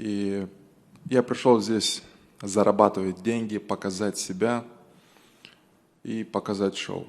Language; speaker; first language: Russian; non-native, local second language; Romanian